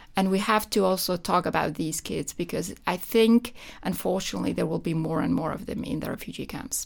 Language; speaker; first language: English; non-native, fluent; Persian